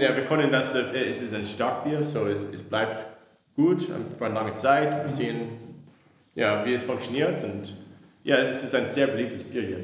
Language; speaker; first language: German; non-native, learner; English